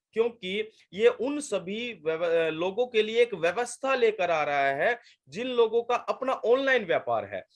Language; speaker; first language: Hindi; native; Hindi